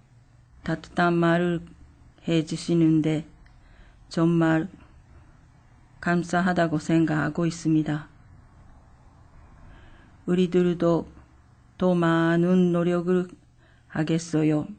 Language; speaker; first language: Korean; non-native, fluent; Japanese